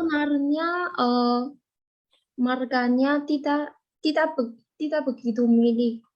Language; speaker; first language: Indonesian; non-native, fluent; Chinese